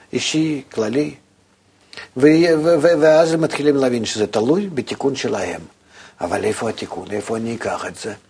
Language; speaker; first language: Hebrew; non-native, fluent; Russian